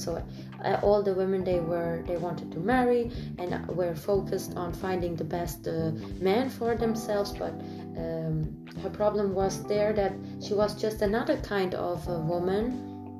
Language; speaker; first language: English; non-native, fluent; German